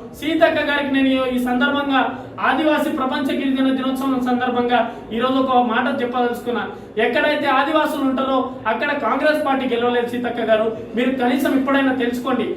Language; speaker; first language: Telugu; non-native, local second language; Lambadi